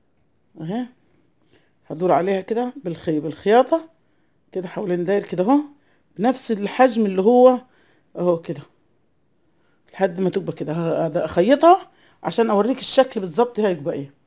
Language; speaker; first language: Arabic; native; Arabic